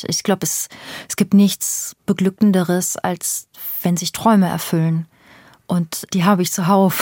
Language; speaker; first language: German; early bilingual, other home language; Persian